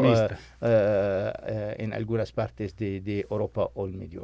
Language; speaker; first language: Spanish; non-native, fluent; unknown